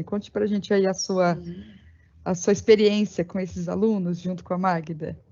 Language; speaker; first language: Portuguese; native; Portuguese